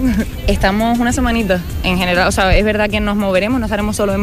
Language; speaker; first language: Spanish; native; Spanish